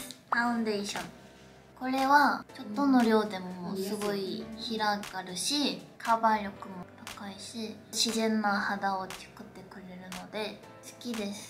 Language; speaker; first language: Japanese; non-native, fluent; Korean